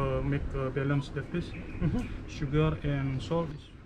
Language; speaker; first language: English; non-native, learner; Indonesian